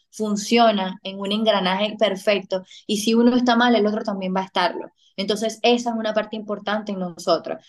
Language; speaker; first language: Spanish; native; Spanish